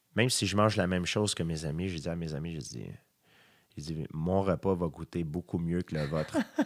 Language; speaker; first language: French; native; French